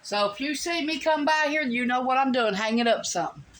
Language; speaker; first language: English; native; English